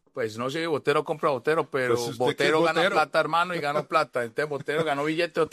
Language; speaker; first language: Spanish; native; Spanish